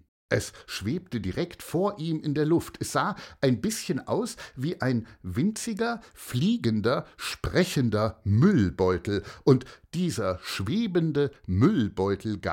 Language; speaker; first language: German; native; German